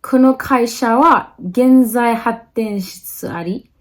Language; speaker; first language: Japanese; non-native, learner; English